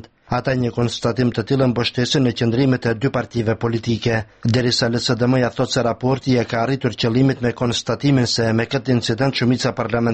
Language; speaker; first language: Albanian; native; Albanian